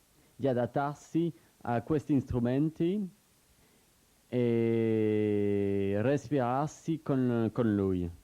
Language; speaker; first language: Italian; non-native, learner; French